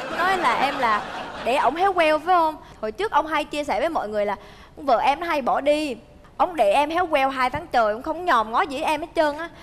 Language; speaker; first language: Vietnamese; early bilingual, heritage; Vietnamese